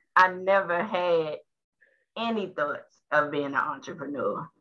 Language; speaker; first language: English; native; English